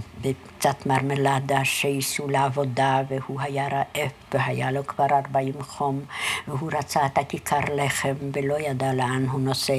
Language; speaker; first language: Hebrew; non-native, fluent; Polish